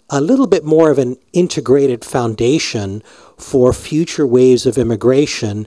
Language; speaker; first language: English; native; English